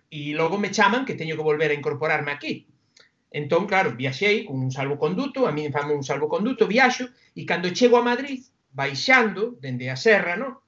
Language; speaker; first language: Galician; non-native, local second language; Spanish